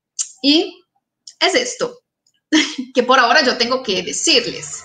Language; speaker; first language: Spanish; non-native, fluent; Portuguese